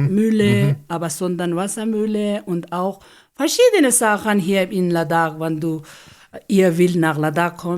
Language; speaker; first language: German; non-native, learner; Ladakhi